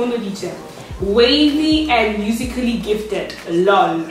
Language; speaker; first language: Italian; early bilingual, other home language; English